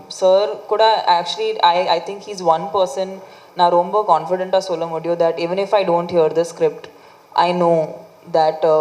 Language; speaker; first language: Tamil; non-native, fluent; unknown